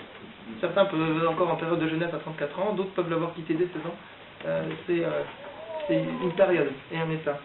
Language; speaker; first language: French; native; French